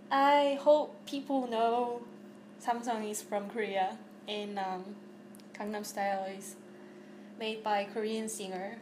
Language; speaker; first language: English; non-native, fluent; Korean